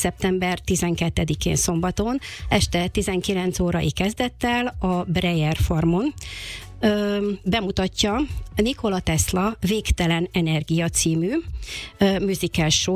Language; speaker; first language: Hungarian; native; Hungarian